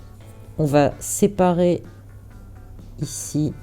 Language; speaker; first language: French; native; French